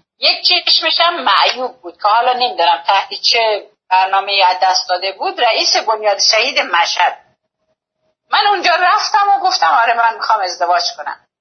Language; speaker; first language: Persian; native; Persian